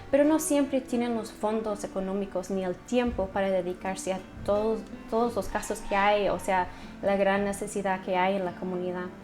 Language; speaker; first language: Spanish; non-native, fluent; English